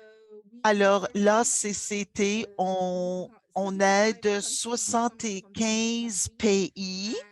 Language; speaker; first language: French; non-native, fluent; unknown